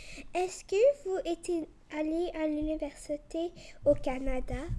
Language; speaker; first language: French; non-native, learner; English